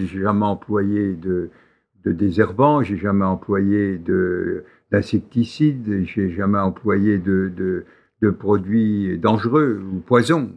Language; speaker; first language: French; native; French